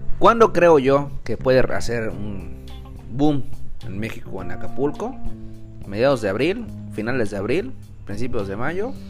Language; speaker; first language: Spanish; native; Spanish